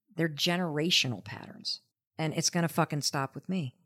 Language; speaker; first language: English; native; English